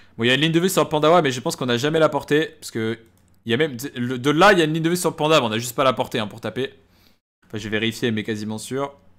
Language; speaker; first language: French; native; French